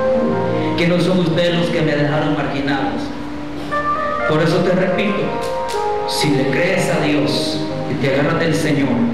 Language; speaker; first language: Spanish; native; Spanish